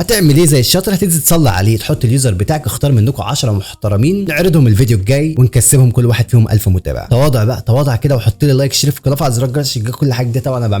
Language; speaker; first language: Arabic; native; Arabic